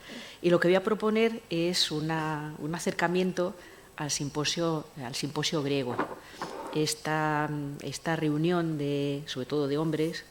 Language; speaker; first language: Spanish; native; Spanish